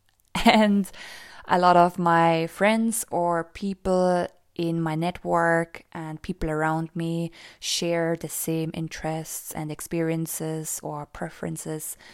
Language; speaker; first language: English; non-native, fluent; German